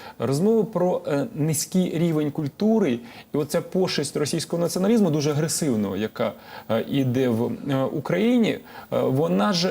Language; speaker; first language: Ukrainian; non-native, local second language; Russian